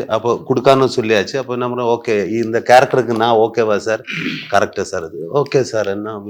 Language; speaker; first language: Tamil; non-native, learner; Malayalam